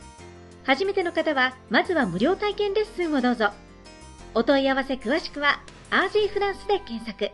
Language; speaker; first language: Japanese; native; Japanese